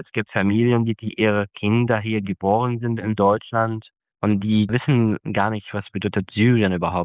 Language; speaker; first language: German; non-native, fluent; Arabic